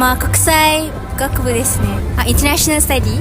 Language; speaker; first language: Japanese; non-native, fluent; Malay